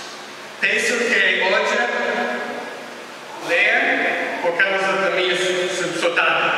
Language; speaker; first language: Portuguese; non-native, learner; English